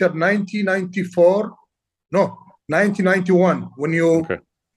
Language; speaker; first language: English; non-native, learner; Arabic